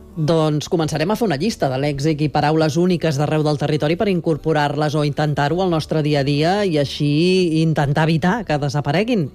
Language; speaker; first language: Catalan; native; Catalan